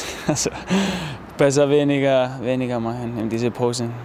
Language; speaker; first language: German; non-native, fluent; Icelandic